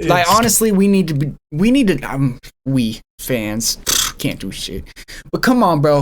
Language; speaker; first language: English; native; English